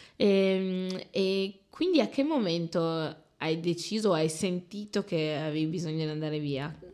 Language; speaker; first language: Italian; early bilingual, heritage; Italian